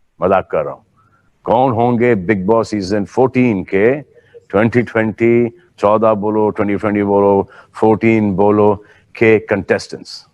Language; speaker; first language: Hindi; native; Hindi